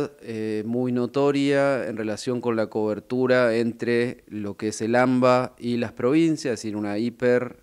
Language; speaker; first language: Spanish; native; Spanish